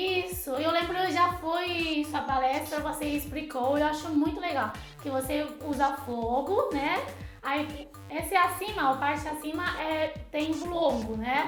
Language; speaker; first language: Portuguese; non-native, fluent; Chinese